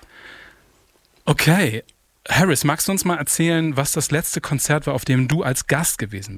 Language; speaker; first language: German; native; German